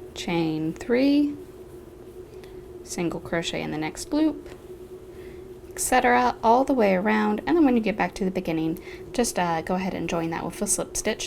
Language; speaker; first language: English; native; English